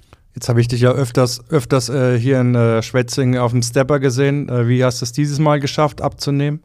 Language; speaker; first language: German; native; German